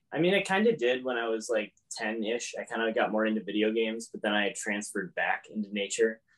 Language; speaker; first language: English; native; English